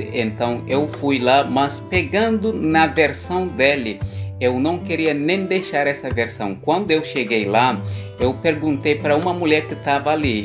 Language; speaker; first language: Portuguese; non-native, local second language; Upper Guinea Crioulo